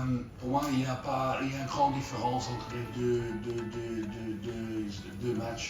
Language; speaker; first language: French; non-native, learner; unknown